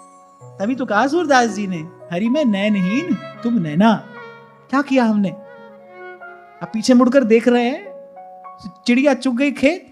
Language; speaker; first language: Hindi; native; Hindi